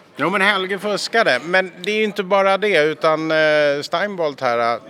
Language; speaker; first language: Swedish; non-native, fluent; English